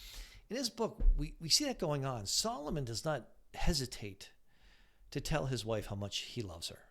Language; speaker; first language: English; native; English